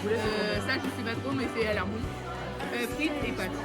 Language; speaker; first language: French; native; French